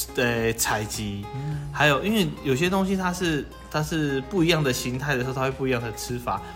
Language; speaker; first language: Chinese; native; Chinese